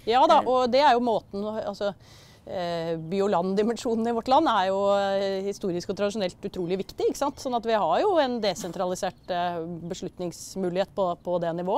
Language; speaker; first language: Norwegian; native; Norwegian